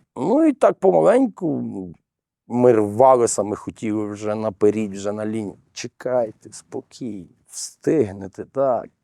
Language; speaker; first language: Ukrainian; native; Ukrainian